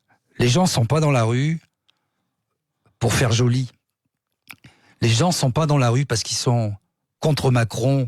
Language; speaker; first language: French; native; French